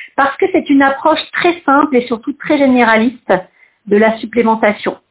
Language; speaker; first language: French; native; French